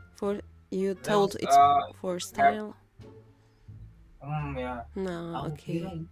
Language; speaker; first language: English; non-native, learner; Turkish